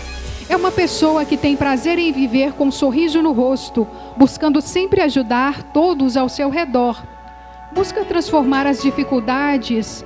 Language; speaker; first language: Portuguese; native; Portuguese